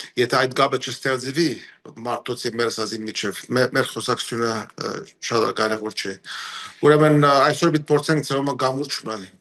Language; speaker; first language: Armenian; early bilingual, heritage; Armenian